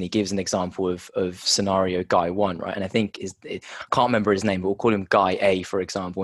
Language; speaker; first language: English; native; English